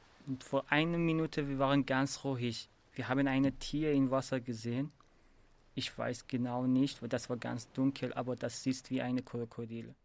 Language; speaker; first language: German; non-native, learner; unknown